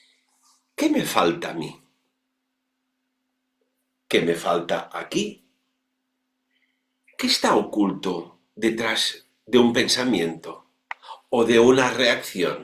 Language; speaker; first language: Spanish; non-native, local second language; Catalan